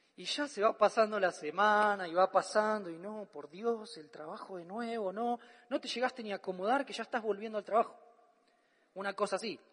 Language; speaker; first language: Spanish; native; Spanish